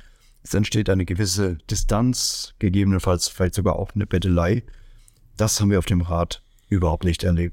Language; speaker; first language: German; native; German